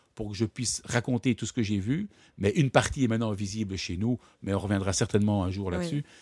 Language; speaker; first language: French; native; French